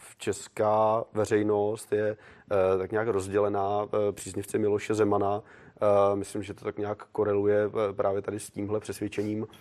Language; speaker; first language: Czech; native; Czech